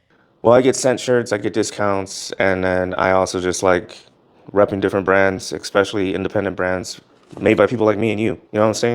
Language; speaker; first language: English; native; English